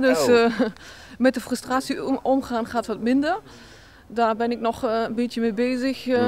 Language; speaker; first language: Dutch; native; Dutch